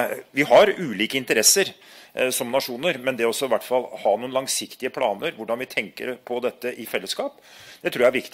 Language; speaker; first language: Norwegian; native; Norwegian